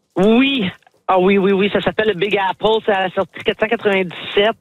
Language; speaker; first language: French; native; French